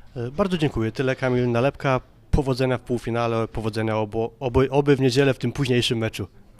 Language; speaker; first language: Polish; native; Polish